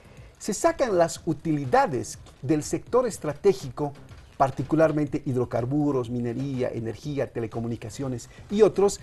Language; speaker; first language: Spanish; native; Spanish